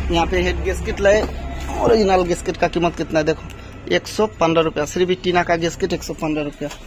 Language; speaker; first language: Hindi; non-native, local second language; Bangla